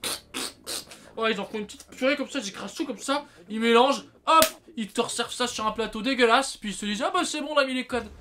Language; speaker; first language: French; native; French